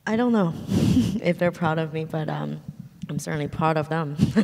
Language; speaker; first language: English; early bilingual, other home language; Chinese